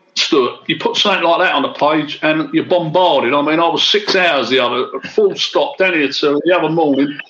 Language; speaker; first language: English; native; English